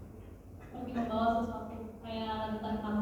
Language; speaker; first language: Indonesian; native; Indonesian